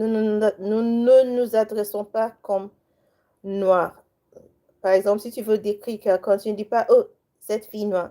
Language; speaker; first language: French; non-native, learner; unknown